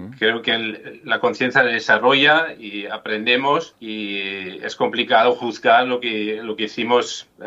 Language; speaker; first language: Spanish; non-native, fluent; German